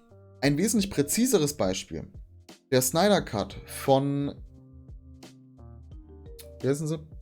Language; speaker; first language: German; native; German